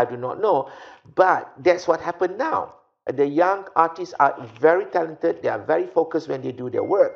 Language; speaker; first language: English; non-native, local second language; Malay